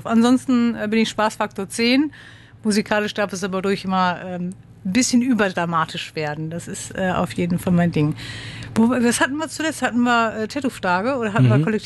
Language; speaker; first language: German; native; German